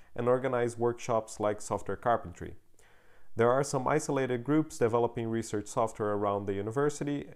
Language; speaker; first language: English; non-native, fluent; Portuguese